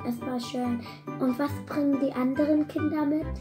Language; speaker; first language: German; early bilingual, other home language; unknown